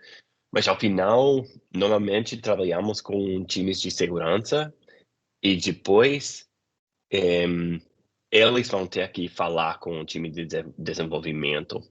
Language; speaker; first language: Portuguese; non-native, fluent; English